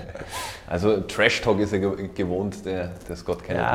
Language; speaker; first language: German; native; German